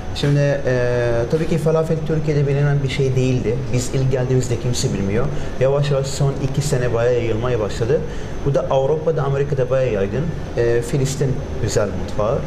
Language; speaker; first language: Turkish; non-native, fluent; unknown